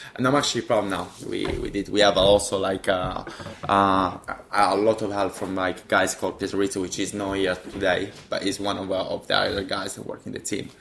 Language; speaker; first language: English; non-native, fluent; Italian